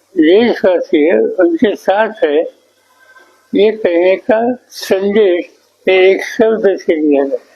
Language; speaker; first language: Hindi; non-native, local second language; Marathi